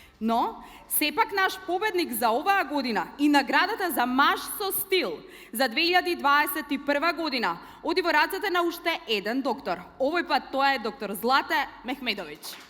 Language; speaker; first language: Macedonian; native; Macedonian